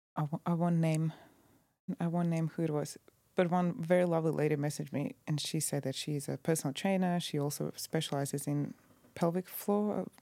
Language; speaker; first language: English; non-native, fluent; Croatian